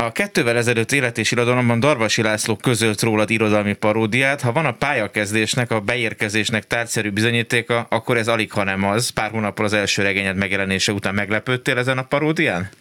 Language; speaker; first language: Hungarian; native; Hungarian